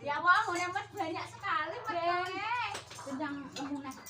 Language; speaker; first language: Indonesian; non-native, local second language; Javanese